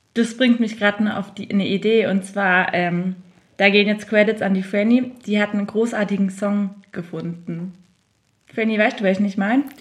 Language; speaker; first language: German; native; German